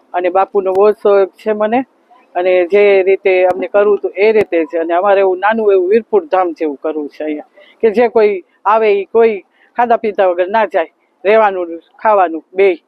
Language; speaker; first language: Gujarati; early bilingual, heritage; Gujarati